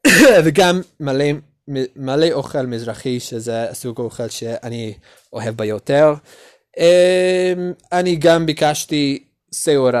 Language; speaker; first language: Hebrew; non-native, learner; English